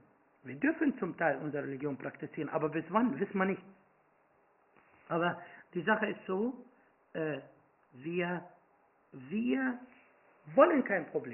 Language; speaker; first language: German; non-native, fluent; Arabic